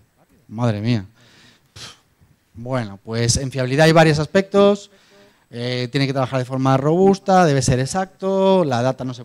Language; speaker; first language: Spanish; native; Spanish